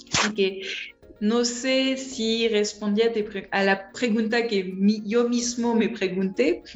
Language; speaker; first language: Spanish; non-native, fluent; French